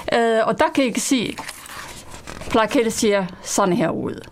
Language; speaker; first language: Danish; non-native, fluent; Chinese